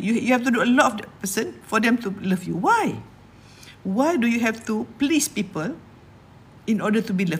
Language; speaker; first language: English; non-native, local second language; Malay